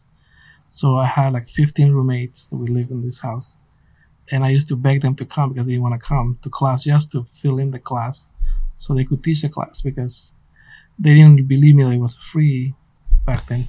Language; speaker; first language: English; non-native, fluent; Spanish